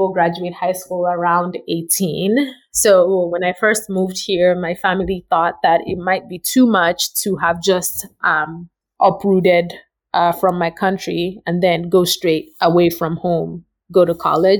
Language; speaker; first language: English; non-native, local second language; Yoruba